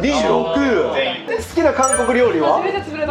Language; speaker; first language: Japanese; non-native, fluent; Korean